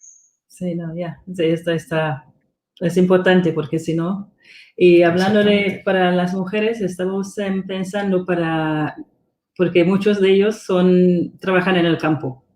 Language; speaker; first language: Spanish; non-native, fluent; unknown